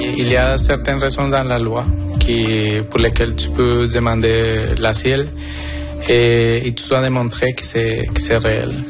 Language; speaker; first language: French; non-native, fluent; Spanish